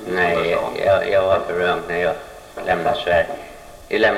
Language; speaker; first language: Swedish; early bilingual, heritage; Swedish